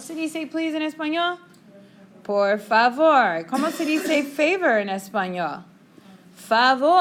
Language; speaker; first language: Spanish; non-native, fluent; English